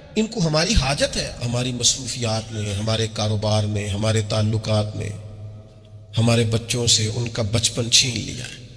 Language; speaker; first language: Urdu; non-native, local second language; Punjabi